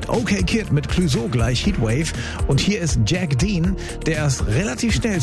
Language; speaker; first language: German; native; German